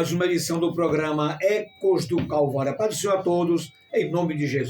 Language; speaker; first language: Portuguese; native; Portuguese